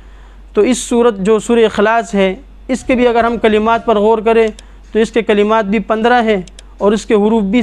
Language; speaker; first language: Urdu; native; Urdu